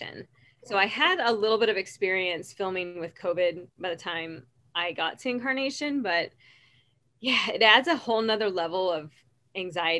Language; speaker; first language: English; native; English